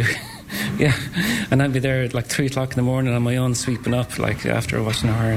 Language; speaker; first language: English; native; English